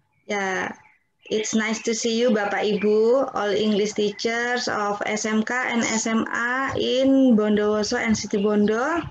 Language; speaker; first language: English; non-native, fluent; Indonesian